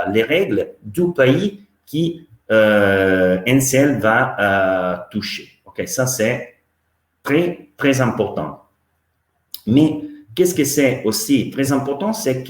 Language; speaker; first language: French; non-native, fluent; Italian